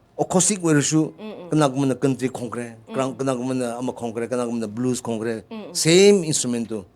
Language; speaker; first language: Manipuri; non-native, local second language; Tangkhul Naga (India)